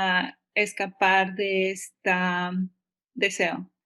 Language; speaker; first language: Spanish; early bilingual, heritage; Spanish